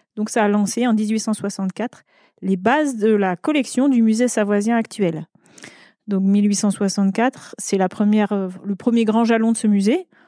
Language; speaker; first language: French; native; French